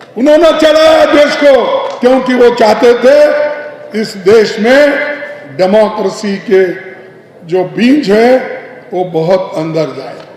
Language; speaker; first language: Hindi; non-native, local second language; Kannada